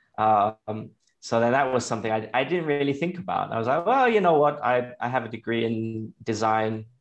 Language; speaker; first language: English; native; English